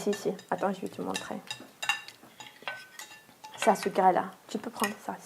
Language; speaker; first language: French; non-native, local second language; Arabic